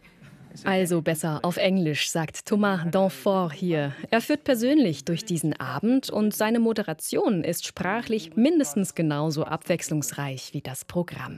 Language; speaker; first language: German; native; German